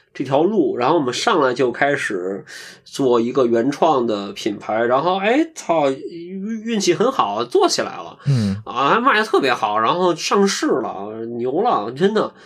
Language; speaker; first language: Chinese; native; Chinese